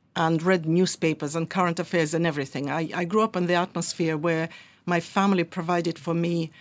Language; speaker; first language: English; early bilingual, other home language; Russian